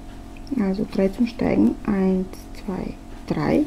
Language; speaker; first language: German; non-native, fluent; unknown